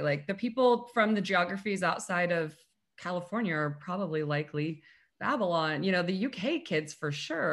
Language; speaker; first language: English; native; English